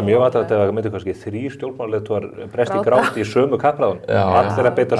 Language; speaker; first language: Icelandic; native; Icelandic